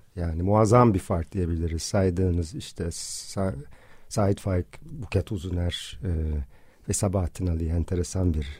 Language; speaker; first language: Turkish; non-native, fluent; English